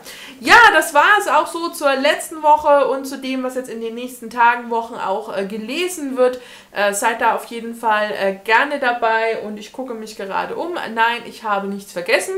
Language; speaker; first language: German; native; German